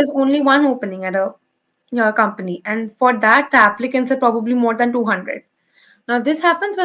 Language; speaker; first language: English; non-native, local second language; Bangla